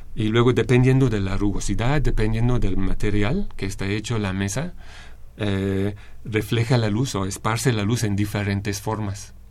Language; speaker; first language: Spanish; non-native, fluent; English